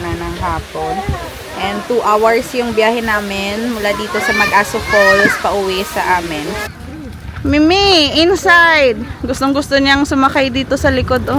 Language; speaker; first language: Filipino; non-native, local second language; Hiligaynon